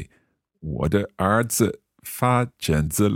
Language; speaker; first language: Chinese; non-native, learner; English